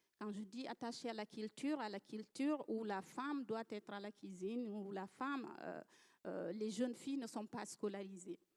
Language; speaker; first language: French; non-native, local second language; Fula